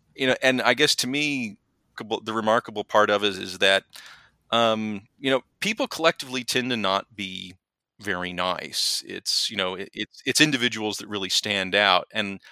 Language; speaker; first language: English; native; English